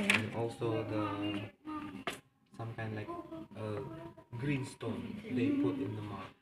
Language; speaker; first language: English; non-native, learner; Indonesian